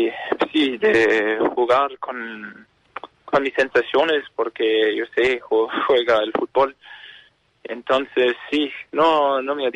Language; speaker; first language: Spanish; non-native, learner; Danish